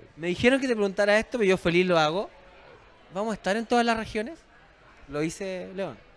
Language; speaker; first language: Spanish; native; Spanish